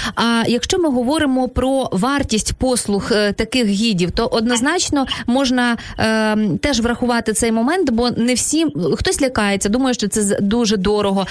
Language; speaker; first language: Ukrainian; native; Ukrainian